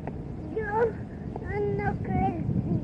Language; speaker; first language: Spanish; early bilingual, heritage; Spanish